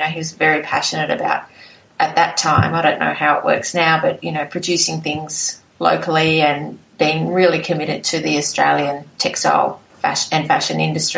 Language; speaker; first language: English; native; English